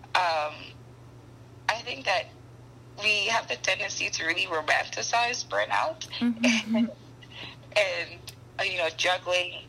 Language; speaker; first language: English; non-native, local second language; Akan